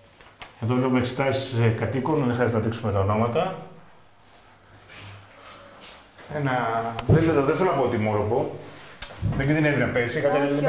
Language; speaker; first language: Greek; native; Greek